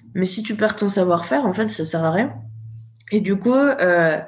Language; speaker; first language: French; native; French